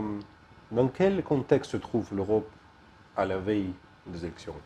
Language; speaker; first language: French; non-native, learner; Ukrainian